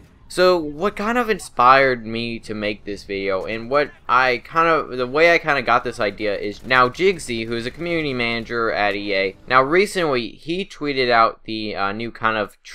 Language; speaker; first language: English; native; English